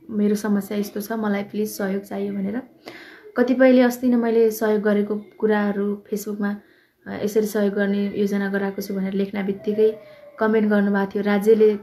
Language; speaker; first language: Nepali; native; Nepali